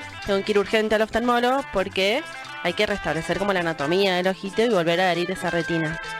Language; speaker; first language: Spanish; native; Spanish